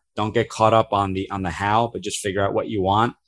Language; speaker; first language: English; native; English